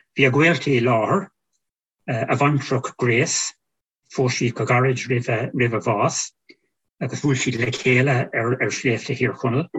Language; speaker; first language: Irish; native; Irish